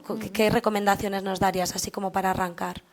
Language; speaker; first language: Spanish; native; Spanish